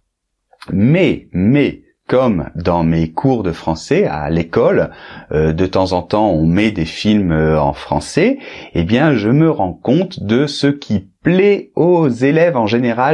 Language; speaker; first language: French; native; French